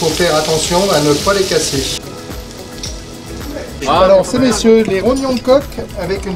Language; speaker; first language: French; native; French